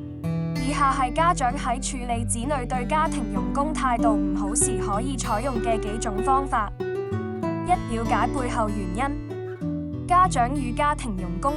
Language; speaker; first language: Cantonese; native; Cantonese